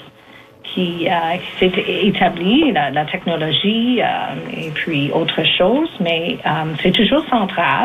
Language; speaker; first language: French; native; French